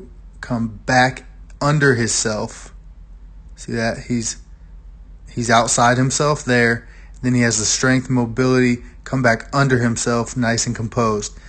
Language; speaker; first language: English; native; English